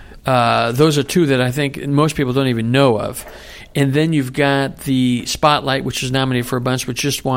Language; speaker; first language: English; native; English